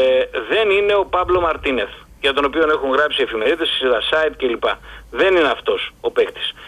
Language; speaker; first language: Greek; native; Greek